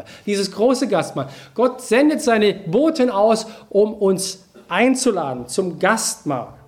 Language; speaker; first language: German; native; German